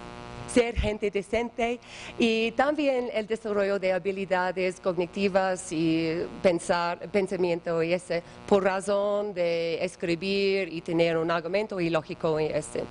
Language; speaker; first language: Spanish; non-native, learner; English